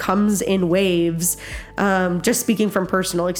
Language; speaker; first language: English; native; English